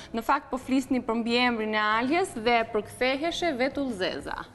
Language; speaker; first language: Albanian; native; Albanian